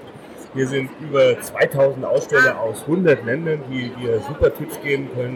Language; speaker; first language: German; native; German